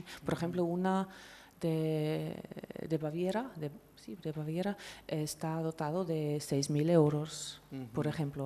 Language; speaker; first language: Spanish; non-native, fluent; German